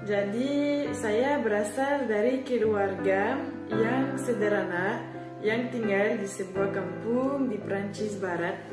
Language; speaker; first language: Indonesian; non-native, fluent; French